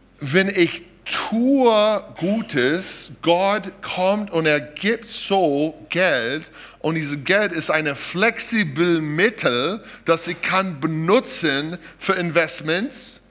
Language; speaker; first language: German; non-native, fluent; English